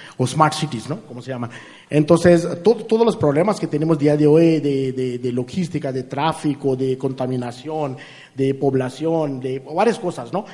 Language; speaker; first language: Spanish; non-native, fluent; Marathi